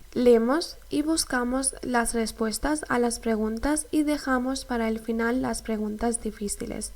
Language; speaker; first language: Spanish; non-native, fluent; Urdu